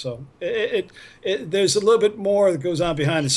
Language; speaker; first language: English; native; English